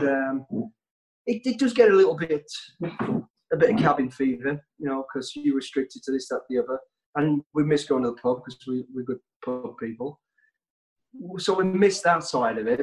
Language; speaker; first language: English; native; English